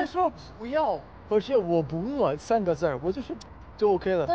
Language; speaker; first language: Chinese; non-native, fluent; Arabic